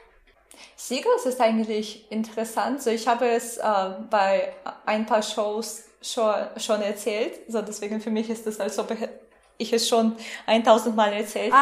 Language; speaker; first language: German; non-native, fluent; Russian